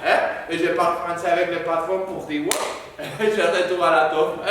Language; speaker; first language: French; non-native, learner; Spanish